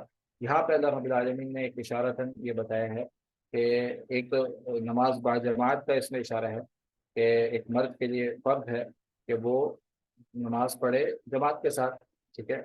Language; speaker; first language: Urdu; native; Urdu